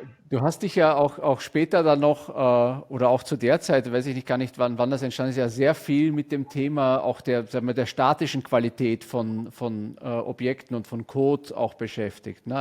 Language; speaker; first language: German; native; German